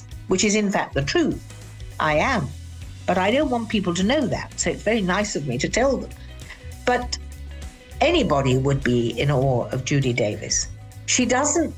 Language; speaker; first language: English; native; English